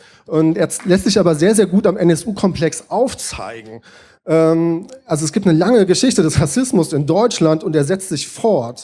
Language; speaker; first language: German; native; German